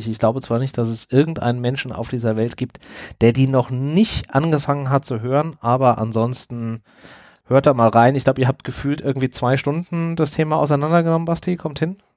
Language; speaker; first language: German; native; German